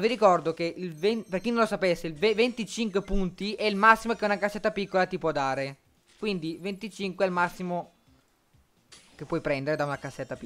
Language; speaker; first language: Italian; native; Italian